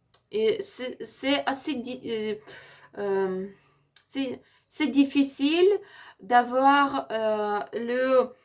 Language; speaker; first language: French; non-native, learner; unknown